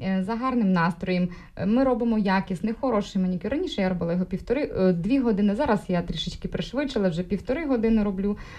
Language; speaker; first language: Ukrainian; non-native, local second language; Russian